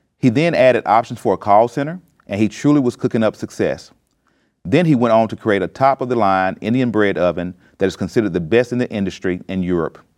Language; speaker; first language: English; native; English